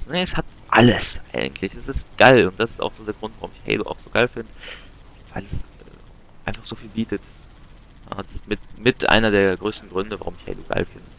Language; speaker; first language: German; native; German